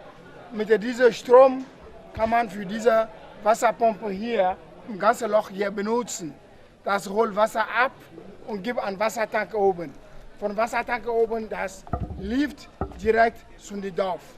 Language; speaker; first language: German; non-native, learner; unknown